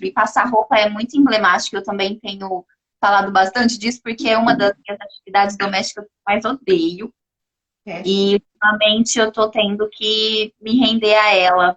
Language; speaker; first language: Portuguese; native; Portuguese